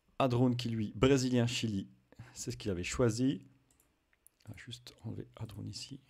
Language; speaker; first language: French; native; French